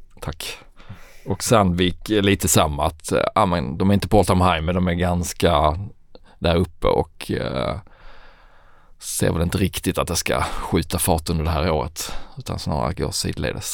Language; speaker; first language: Swedish; native; Swedish